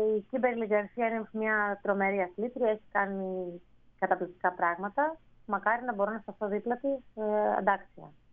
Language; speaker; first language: Greek; native; Greek